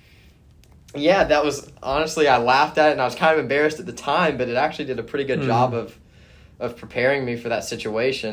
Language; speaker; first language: English; native; English